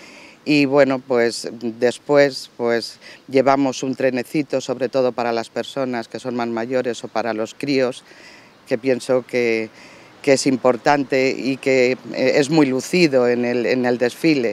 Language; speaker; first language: Spanish; native; Spanish